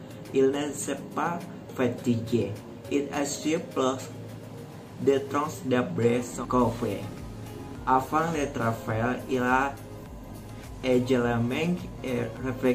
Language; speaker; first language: French; non-native, learner; Indonesian